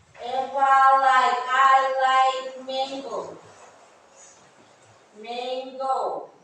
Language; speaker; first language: English; non-native, learner; Indonesian